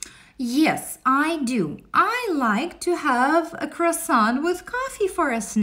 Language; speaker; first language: English; non-native, fluent; Russian